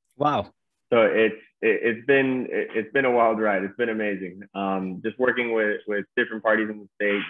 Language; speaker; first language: English; native; English